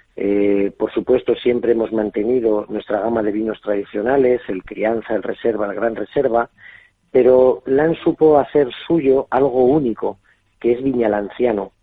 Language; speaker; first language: Spanish; native; Spanish